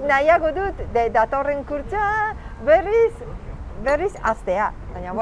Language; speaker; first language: Basque; non-native, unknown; Japanese